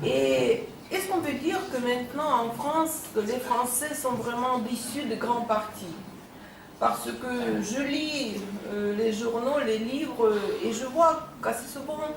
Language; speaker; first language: French; non-native, fluent; Russian